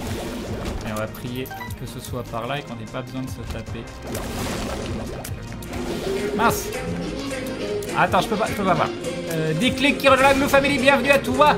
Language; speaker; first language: French; native; French